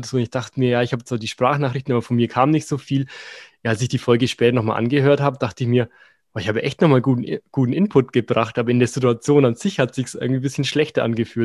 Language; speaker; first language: German; native; German